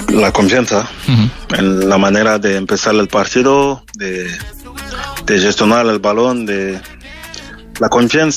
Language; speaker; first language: Spanish; non-native, fluent; French